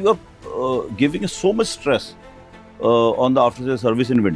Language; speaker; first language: English; non-native, local second language; Hindi